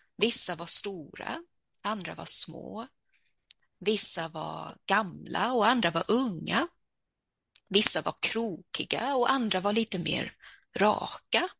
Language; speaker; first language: Swedish; early bilingual, heritage; Swedish